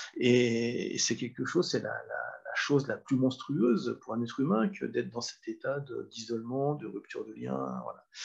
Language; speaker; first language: French; native; French